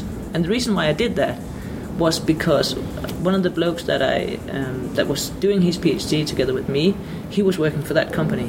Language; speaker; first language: English; non-native, fluent; Danish